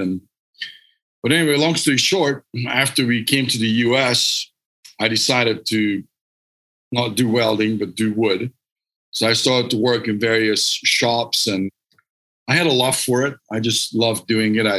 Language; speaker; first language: English; non-native, fluent; Hungarian